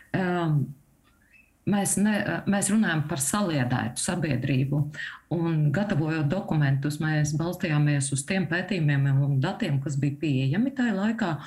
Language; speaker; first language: Latvian; non-native, local second language; Russian